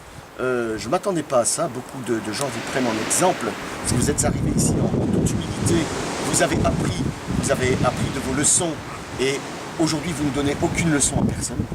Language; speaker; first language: French; native; French